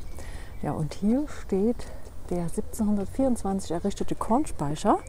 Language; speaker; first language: German; native; German